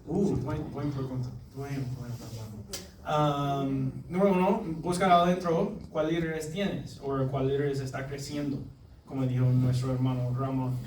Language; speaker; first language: Spanish; non-native, learner; English